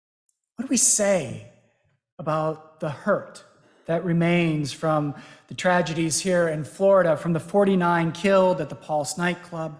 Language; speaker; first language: English; native; English